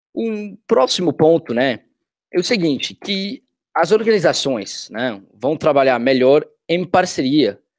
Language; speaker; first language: Portuguese; non-native, fluent; English